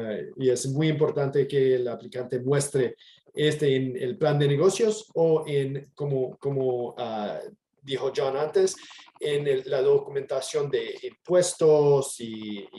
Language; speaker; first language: Spanish; non-native, fluent; English